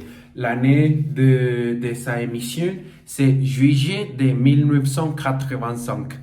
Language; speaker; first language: French; non-native, learner; Portuguese